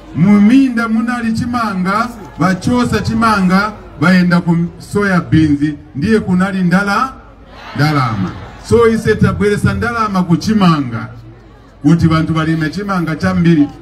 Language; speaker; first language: Nyanja; non-native, local second language; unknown